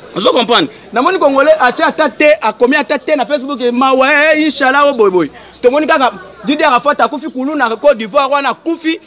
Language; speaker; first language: Lingala; native; Lingala